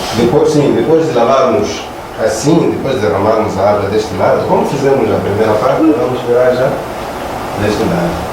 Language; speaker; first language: Portuguese; non-native, local second language; Makhuwa